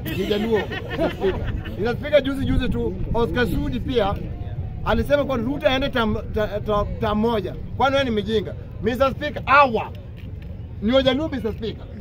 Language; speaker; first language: Swahili; non-native, local second language; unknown